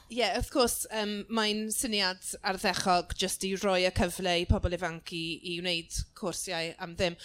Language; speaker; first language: Welsh; non-native, local second language; English